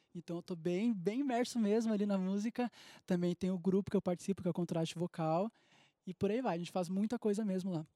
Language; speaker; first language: Portuguese; native; Portuguese